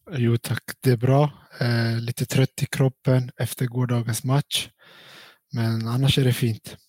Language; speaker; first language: Swedish; early bilingual, other home language; Central Kurdish